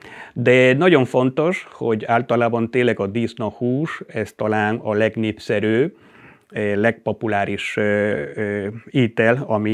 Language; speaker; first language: Hungarian; non-native, fluent; Spanish